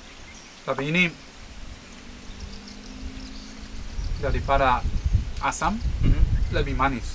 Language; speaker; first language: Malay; non-native, fluent; English